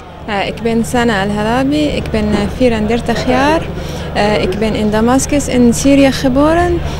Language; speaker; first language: Dutch; non-native, learner; Arabic